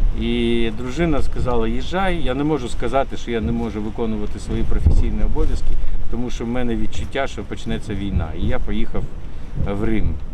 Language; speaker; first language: Ukrainian; non-native, local second language; Russian